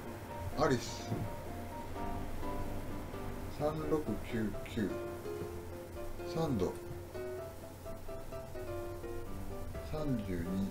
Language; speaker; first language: Japanese; native; Japanese